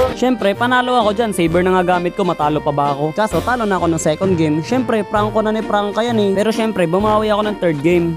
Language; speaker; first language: Filipino; native; Filipino